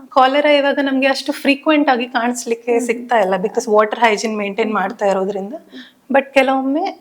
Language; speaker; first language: Kannada; native; Kannada